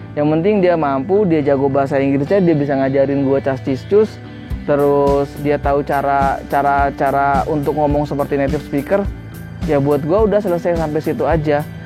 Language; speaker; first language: Indonesian; native; Indonesian